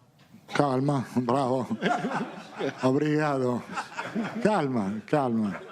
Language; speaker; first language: Portuguese; non-native, fluent; Italian